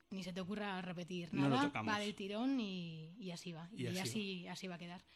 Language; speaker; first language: Spanish; native; Spanish